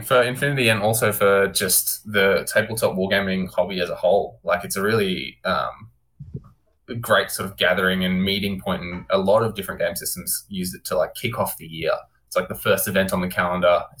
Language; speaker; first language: English; native; English